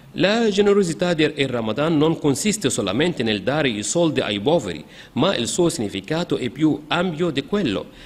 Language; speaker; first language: Italian; non-native, fluent; Arabic